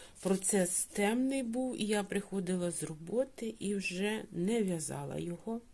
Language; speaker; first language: Ukrainian; non-native, local second language; Russian